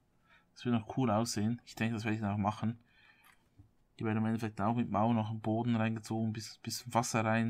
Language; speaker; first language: German; native; German